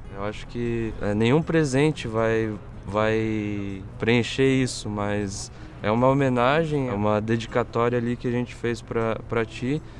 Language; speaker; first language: Portuguese; native; Portuguese